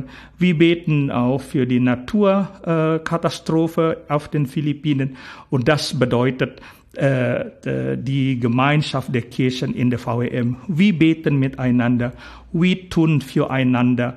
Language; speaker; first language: German; non-native, fluent; Indonesian